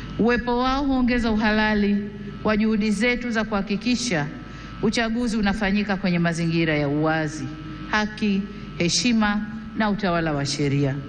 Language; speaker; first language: Swahili; native; Swahili